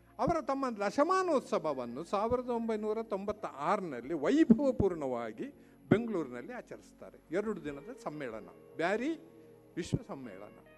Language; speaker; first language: Kannada; non-native, local second language; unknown